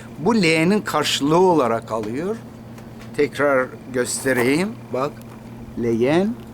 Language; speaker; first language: Turkish; non-native, local second language; Kurdish